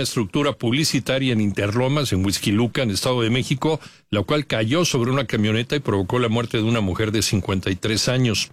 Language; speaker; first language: Spanish; native; Spanish